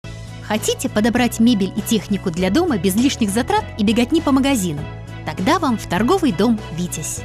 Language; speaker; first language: Russian; native; Russian